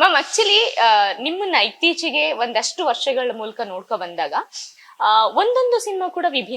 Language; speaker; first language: Kannada; native; Kannada